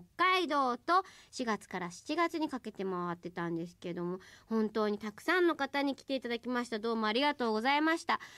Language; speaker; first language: Japanese; native; Japanese